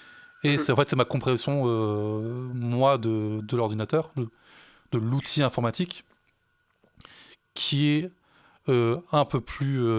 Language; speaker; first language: French; native; French